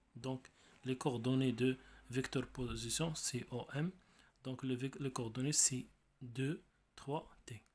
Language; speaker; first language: French; non-native, local second language; Arabic